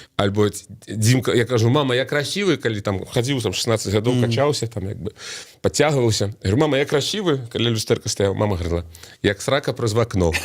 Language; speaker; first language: Belarusian; native; Belarusian